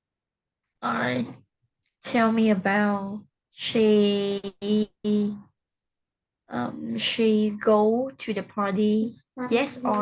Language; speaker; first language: English; non-native, learner; Vietnamese